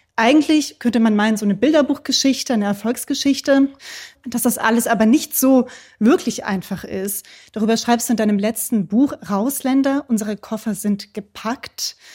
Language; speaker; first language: German; native; German